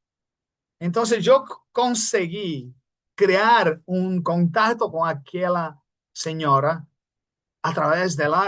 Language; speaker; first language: Spanish; non-native, fluent; Portuguese